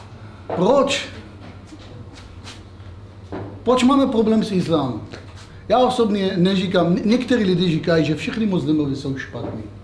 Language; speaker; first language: Czech; non-native, fluent; Hebrew